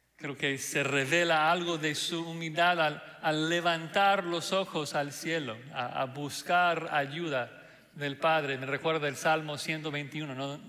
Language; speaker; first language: Spanish; non-native, fluent; English